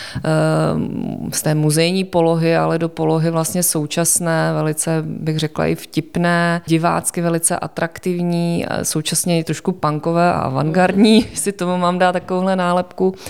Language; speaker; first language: Czech; native; Czech